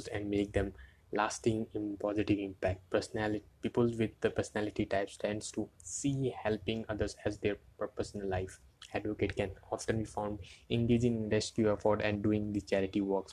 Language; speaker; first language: English; non-native, local second language; Hindi